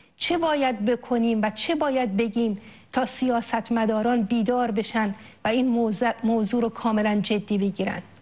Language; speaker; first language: Persian; native; Persian